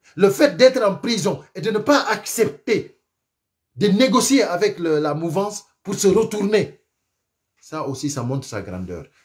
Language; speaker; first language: French; non-native, local second language; Fula